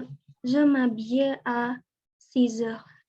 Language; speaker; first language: French; non-native, learner; Indonesian